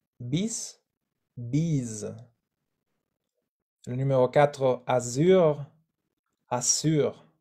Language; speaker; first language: French; non-native, fluent; Spanish